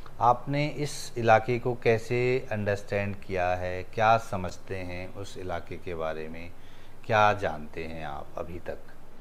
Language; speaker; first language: Hindi; native; Hindi